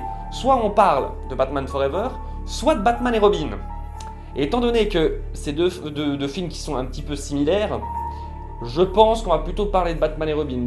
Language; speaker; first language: French; native; French